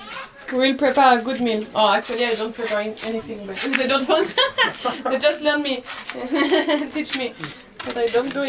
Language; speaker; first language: English; non-native, learner; French